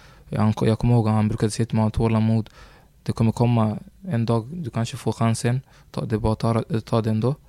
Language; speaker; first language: Swedish; early bilingual, other home language; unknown